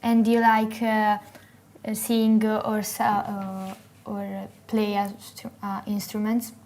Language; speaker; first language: English; non-native, learner; Italian